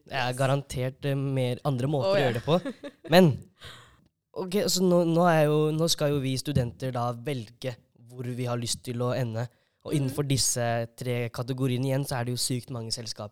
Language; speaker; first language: Norwegian; native; Norwegian